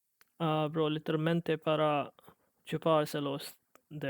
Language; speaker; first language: Spanish; non-native, learner; English